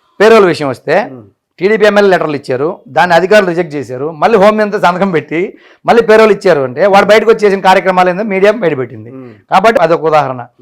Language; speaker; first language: Telugu; native; Telugu